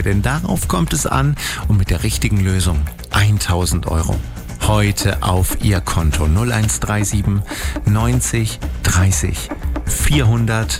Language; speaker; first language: German; native; German